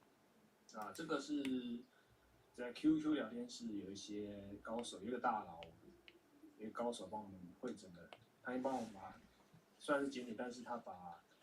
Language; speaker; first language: Chinese; native; Chinese